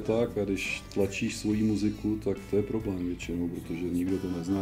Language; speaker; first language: Czech; native; Czech